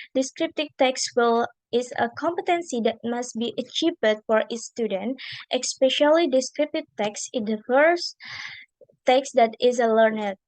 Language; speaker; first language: English; non-native, learner; Indonesian